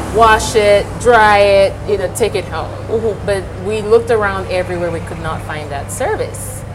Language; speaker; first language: English; non-native, local second language; Yoruba